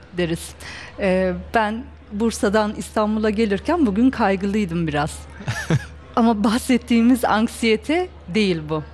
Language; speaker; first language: Turkish; early bilingual, heritage; Turkish